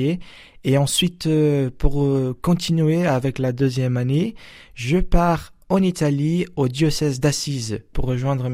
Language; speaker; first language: French; non-native, fluent; Portuguese